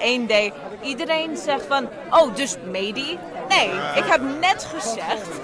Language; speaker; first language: Dutch; non-native, fluent; English